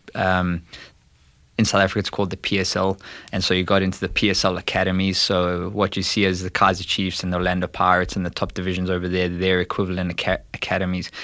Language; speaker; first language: English; native; English